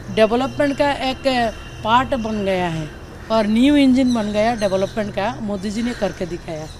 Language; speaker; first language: Hindi; non-native, local second language; Bangla